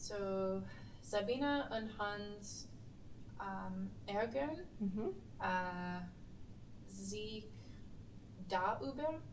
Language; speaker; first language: German; non-native, learner; English